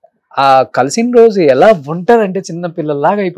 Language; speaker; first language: Telugu; native; Telugu